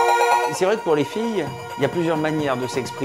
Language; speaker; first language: French; native; French